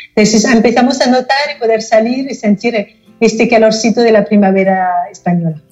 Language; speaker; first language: Spanish; non-native, fluent; French